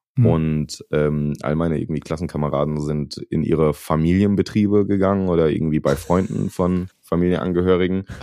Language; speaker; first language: German; native; German